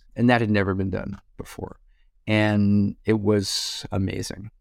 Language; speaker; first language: English; native; English